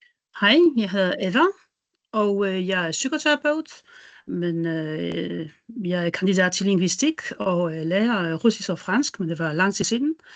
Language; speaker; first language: Danish; non-native, fluent; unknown